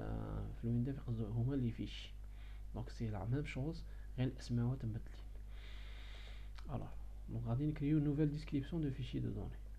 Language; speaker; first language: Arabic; native; Arabic